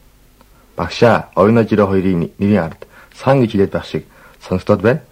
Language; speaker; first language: Mongolian; native; Mongolian